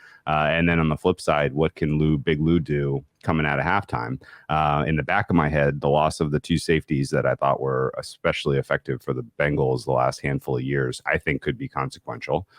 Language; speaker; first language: English; native; English